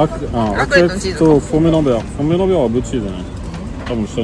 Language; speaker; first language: Japanese; non-native, learner; French